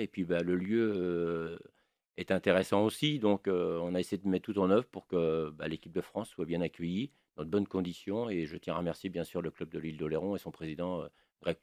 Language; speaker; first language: French; native; French